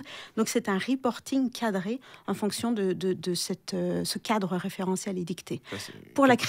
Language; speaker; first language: French; native; French